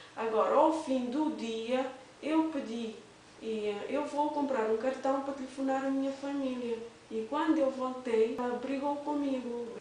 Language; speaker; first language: Portuguese; non-native, local second language; Kabuverdianu